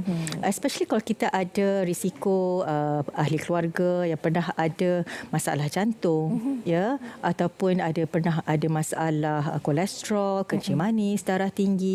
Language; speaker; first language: Malay; native; Malay